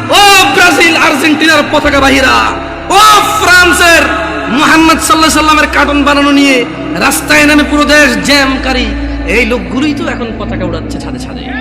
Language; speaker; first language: Bangla; early bilingual, heritage; Bangla